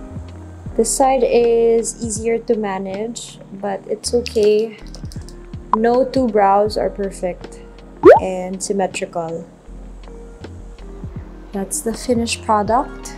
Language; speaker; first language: English; non-native, local second language; Filipino